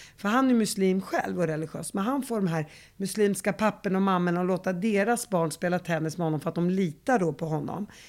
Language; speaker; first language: Swedish; early bilingual, other home language; Arabic